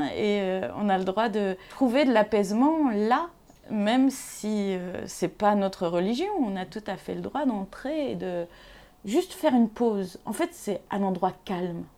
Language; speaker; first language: French; non-native, local second language; Arabic